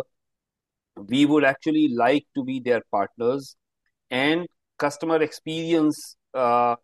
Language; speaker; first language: English; non-native, local second language; Hindi